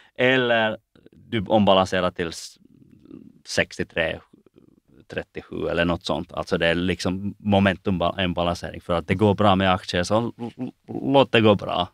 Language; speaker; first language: Swedish; non-native, local second language; Finnish